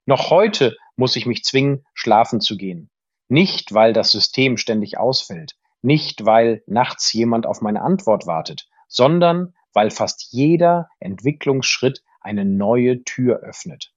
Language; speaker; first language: German; native; German